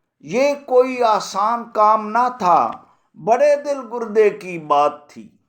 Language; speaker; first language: Urdu; non-native, local second language; Punjabi